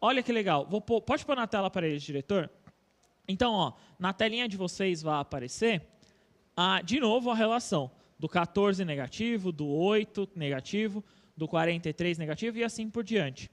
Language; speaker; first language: Portuguese; native; Portuguese